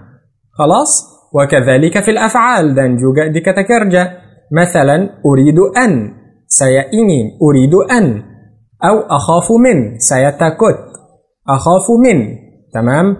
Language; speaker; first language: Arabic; non-native, fluent; Indonesian